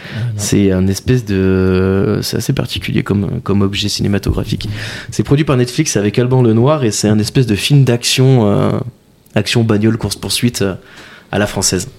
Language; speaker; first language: French; native; French